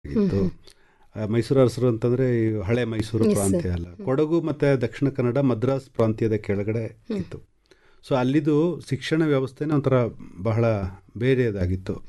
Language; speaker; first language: Kannada; non-native, local second language; Malayalam